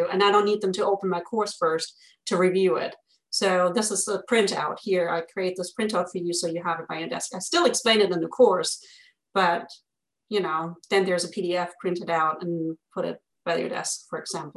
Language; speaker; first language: English; non-native, fluent; German